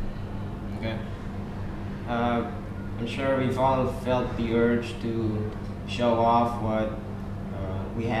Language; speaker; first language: English; non-native, fluent; Indonesian